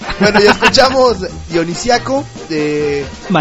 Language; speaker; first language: Spanish; native; Spanish